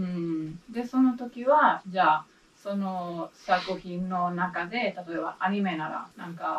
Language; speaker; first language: Japanese; non-native, learner; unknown